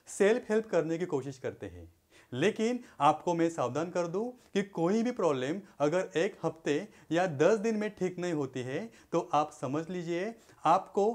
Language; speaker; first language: Hindi; non-native, local second language; Marathi